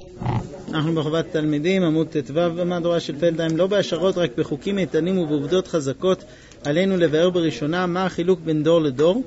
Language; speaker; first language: Hebrew; native; Hebrew